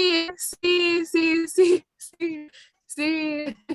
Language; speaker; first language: Spanish; non-native, learner; English